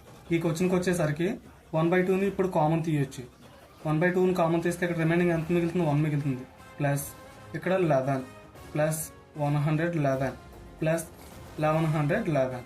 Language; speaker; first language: Telugu; native; Telugu